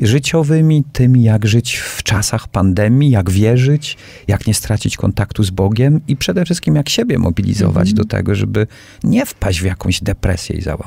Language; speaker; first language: Polish; native; Polish